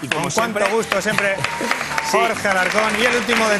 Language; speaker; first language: Spanish; native; Spanish